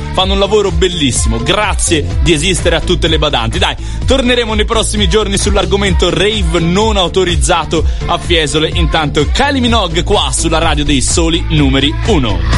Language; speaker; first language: Italian; native; Italian